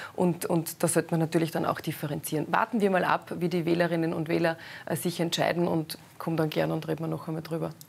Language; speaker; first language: German; native; German